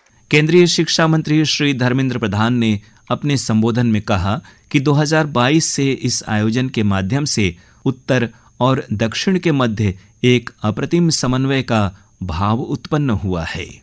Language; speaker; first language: Hindi; native; Hindi